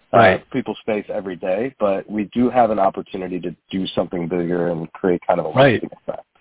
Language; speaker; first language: English; native; English